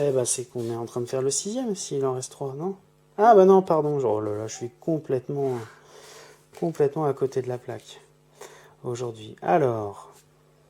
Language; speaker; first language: French; native; French